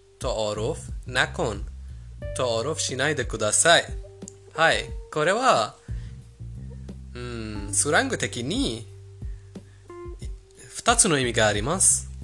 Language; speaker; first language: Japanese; non-native, fluent; Persian